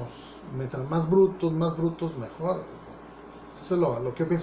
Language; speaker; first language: Spanish; native; Spanish